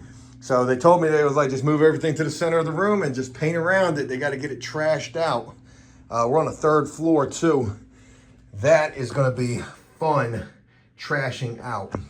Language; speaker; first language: English; native; English